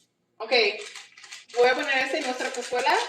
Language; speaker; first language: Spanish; non-native, learner; English